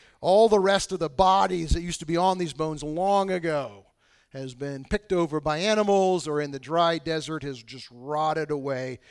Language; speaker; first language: English; native; English